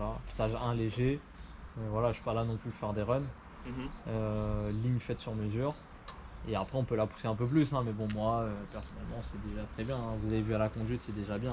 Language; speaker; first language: French; native; French